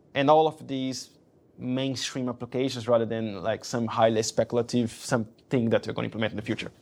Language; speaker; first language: English; non-native, fluent; Portuguese